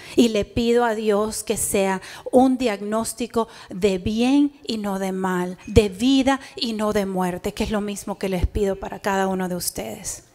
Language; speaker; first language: Spanish; early bilingual, heritage; Spanish